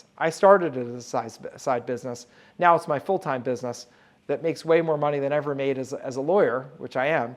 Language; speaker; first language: English; native; English